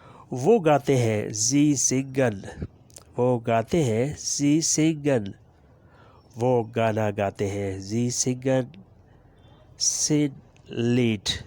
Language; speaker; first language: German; non-native, learner; Urdu